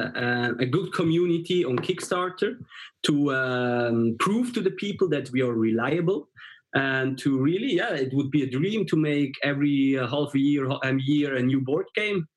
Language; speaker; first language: English; non-native, fluent; German